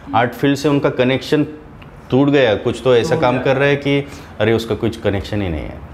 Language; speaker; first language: Hindi; non-native, local second language; Marathi